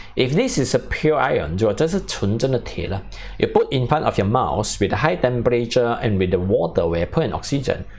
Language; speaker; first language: English; non-native, local second language; Chinese